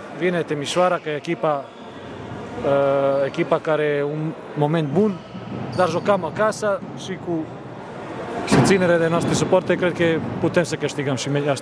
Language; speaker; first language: Romanian; non-native, fluent; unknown